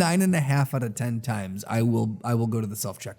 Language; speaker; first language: English; native; English